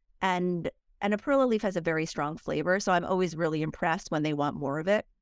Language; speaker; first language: English; early bilingual, other home language; Korean